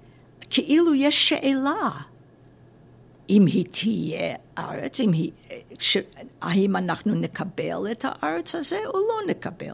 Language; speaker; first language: Hebrew; non-native, fluent; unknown